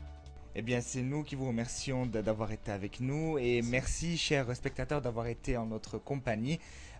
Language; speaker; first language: French; native; French